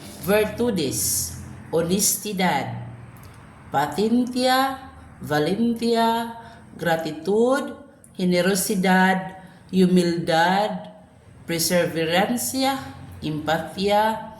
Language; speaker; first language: Spanish; non-native, learner; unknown